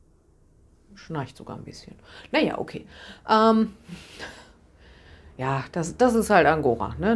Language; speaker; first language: German; native; German